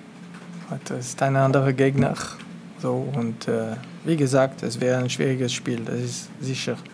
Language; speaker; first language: German; non-native, local second language; French